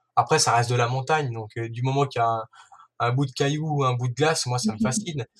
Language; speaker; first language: French; native; French